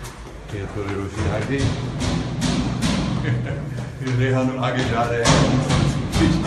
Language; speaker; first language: Hindi; non-native, local second language; English